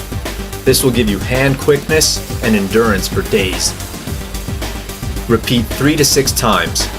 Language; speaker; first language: English; native; English